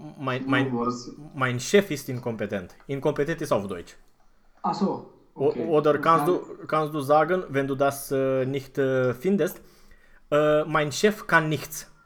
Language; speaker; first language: German; non-native, fluent; Romanian